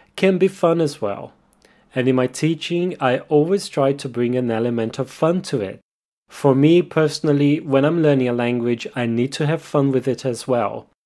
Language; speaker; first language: English; non-native, fluent; Portuguese